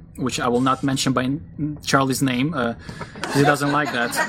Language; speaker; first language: English; early bilingual, other home language; Russian